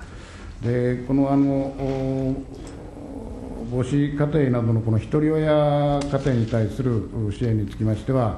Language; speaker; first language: Japanese; native; Japanese